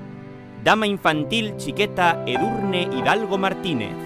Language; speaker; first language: Catalan; native; Catalan